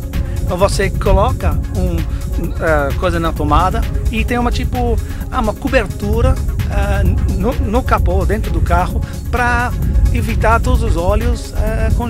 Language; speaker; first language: Portuguese; non-native, fluent; English